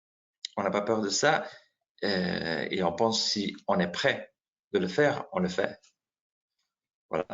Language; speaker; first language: French; non-native, fluent; Slovenian